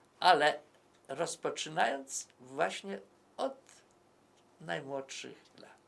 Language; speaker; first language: Polish; native; Polish